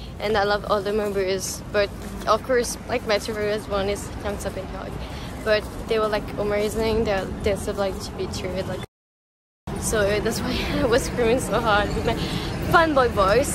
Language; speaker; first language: English; non-native, fluent; French